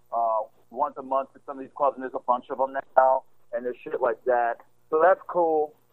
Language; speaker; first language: English; native; English